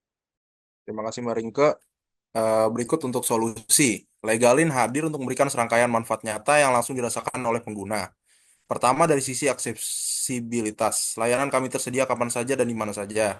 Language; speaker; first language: Indonesian; native; Indonesian